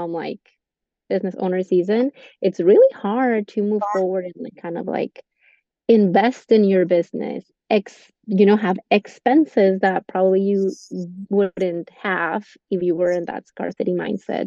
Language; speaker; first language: English; non-native, fluent; Spanish